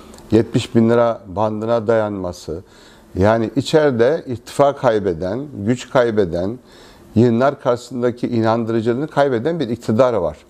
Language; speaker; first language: Turkish; native; Turkish